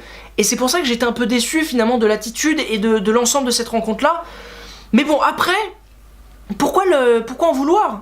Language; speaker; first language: French; native; French